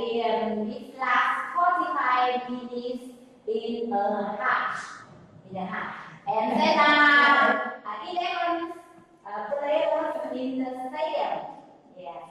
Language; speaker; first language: English; non-native, learner; Vietnamese